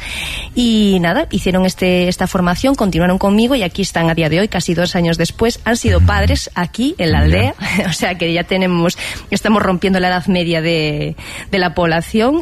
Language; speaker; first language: Spanish; native; Spanish